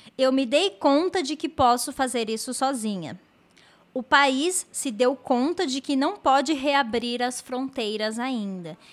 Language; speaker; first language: Portuguese; native; Portuguese